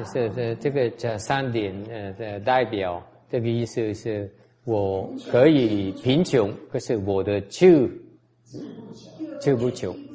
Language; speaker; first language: Chinese; non-native, fluent; Vietnamese